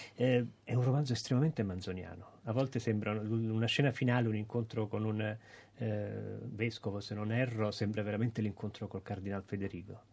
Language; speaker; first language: Italian; native; Italian